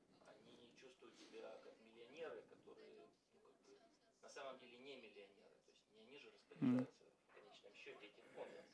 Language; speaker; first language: Russian; native; Russian